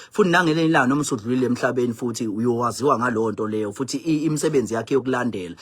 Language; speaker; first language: Zulu; native; Zulu